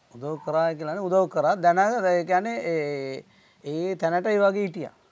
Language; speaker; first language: Sinhala; non-native, local second language; Tamil